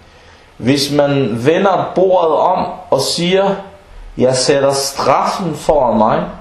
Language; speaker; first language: Danish; non-native, local second language; Arabic